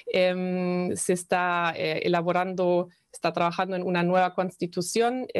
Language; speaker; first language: Spanish; non-native, fluent; German